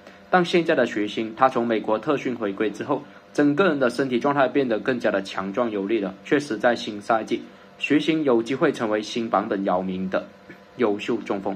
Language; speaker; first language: Chinese; native; Chinese